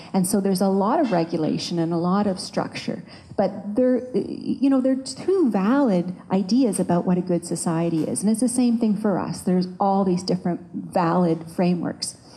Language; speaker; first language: English; early bilingual, other home language; French